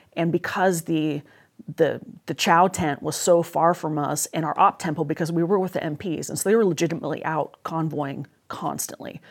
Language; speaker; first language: English; native; English